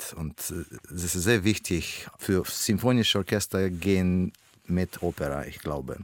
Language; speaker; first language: German; non-native, fluent; Russian